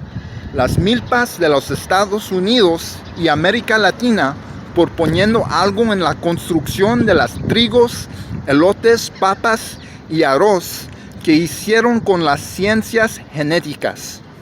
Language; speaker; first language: Spanish; early bilingual, heritage; English